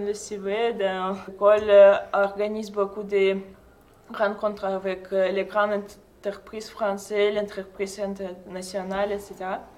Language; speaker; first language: French; non-native, fluent; Russian